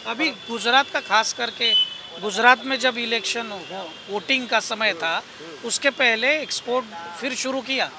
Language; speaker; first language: Hindi; non-native, local second language; Marathi